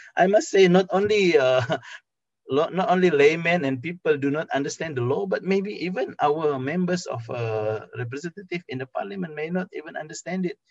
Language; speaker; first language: English; non-native, fluent; Indonesian